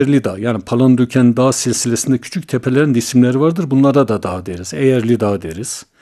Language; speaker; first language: Turkish; native; Turkish